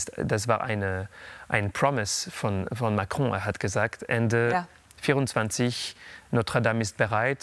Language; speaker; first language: German; non-native, local second language; French